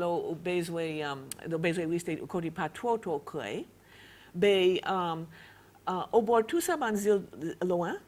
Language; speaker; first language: Haitian Creole; non-native, fluent; English